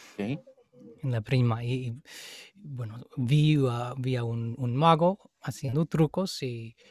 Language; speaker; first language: Spanish; non-native, fluent; English